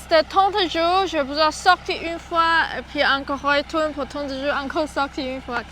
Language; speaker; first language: French; non-native, learner; Chinese